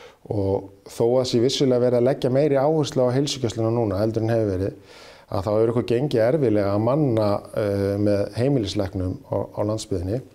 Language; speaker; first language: Icelandic; native; Icelandic